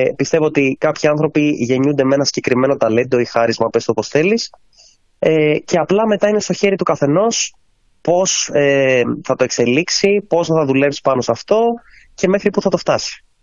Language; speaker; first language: Greek; native; Greek